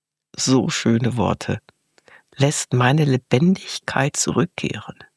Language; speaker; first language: German; native; German